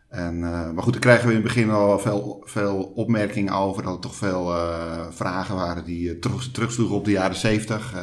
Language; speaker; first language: Dutch; native; Dutch